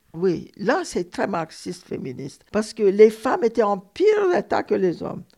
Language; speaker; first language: French; non-native, fluent; Turkish